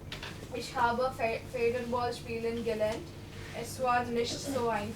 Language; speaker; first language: German; non-native, learner; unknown